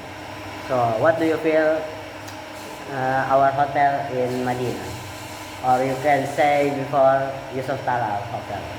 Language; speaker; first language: English; non-native, learner; Indonesian